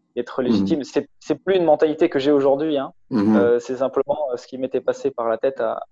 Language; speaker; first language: French; native; French